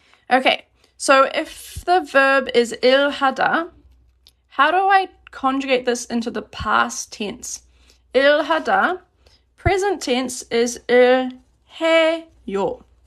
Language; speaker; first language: English; native; English